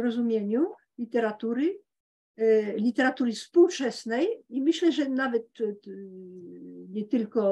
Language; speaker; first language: Polish; early bilingual, heritage; Polish